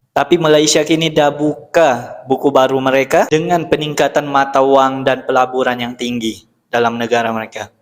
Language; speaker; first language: Malay; native; Malay